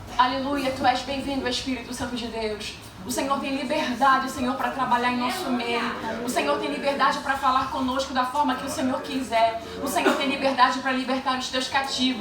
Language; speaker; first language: Portuguese; native; Portuguese